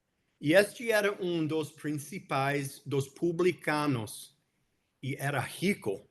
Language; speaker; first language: Portuguese; non-native, fluent; English